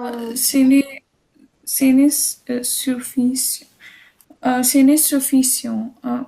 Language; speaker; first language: French; non-native, learner; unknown